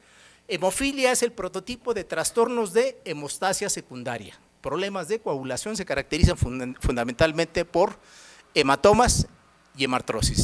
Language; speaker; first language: Spanish; native; Spanish